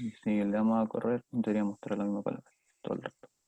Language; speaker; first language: Spanish; native; Spanish